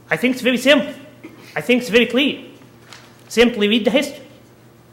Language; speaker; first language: English; non-native, fluent; Arabic